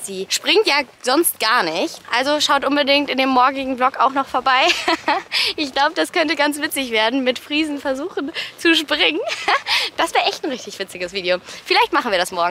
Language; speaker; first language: German; native; German